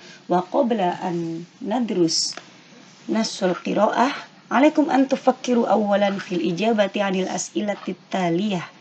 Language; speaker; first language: Arabic; non-native, fluent; Indonesian